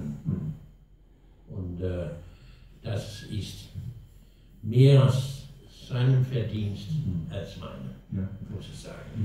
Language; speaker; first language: German; non-native, learner; Danish